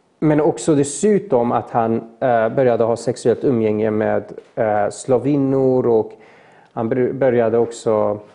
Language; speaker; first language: Swedish; early bilingual, other home language; Persian